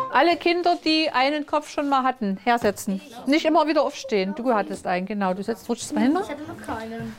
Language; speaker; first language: German; native; German